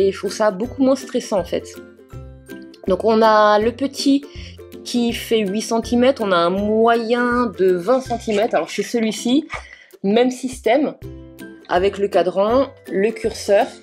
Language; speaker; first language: French; native; French